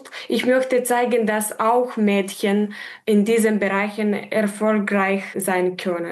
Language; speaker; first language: German; non-native, learner; Romanian